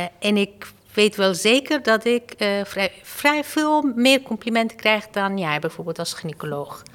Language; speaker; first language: Dutch; non-native, fluent; Persian